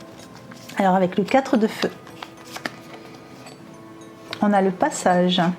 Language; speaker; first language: French; native; French